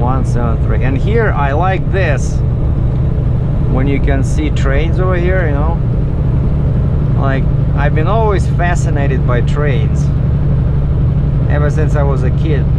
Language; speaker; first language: English; non-native, fluent; Russian